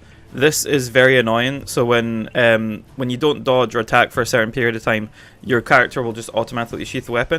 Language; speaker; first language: English; native; English